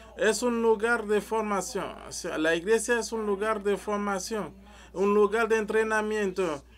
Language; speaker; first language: Spanish; non-native, learner; French